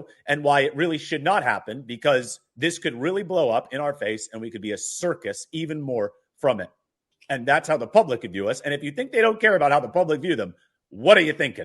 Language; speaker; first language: English; native; English